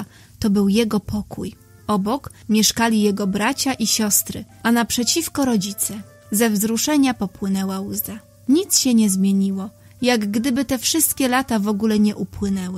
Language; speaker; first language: Polish; native; Polish